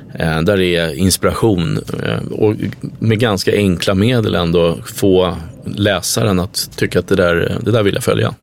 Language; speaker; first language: Swedish; native; Swedish